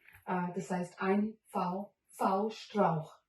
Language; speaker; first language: German; non-native, learner; Malayalam